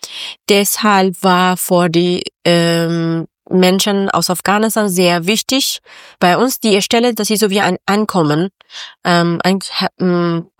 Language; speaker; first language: German; non-native, learner; Persian